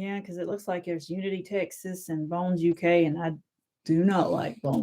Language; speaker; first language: English; native; English